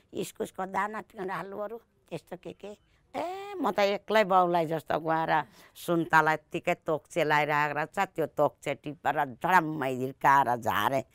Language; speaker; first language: Nepali; native; Nepali